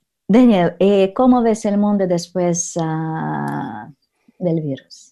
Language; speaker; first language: Spanish; non-native, learner; Russian